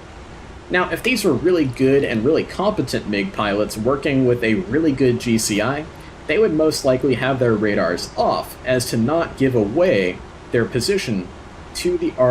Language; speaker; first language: English; native; English